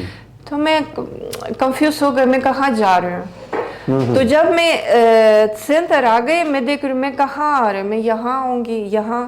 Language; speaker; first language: Hindi; non-native, learner; Greek